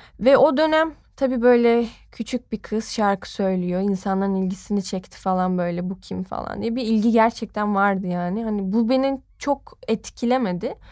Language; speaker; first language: Turkish; native; Turkish